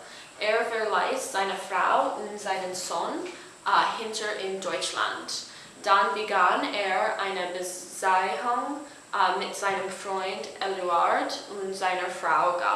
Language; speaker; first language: German; non-native, learner; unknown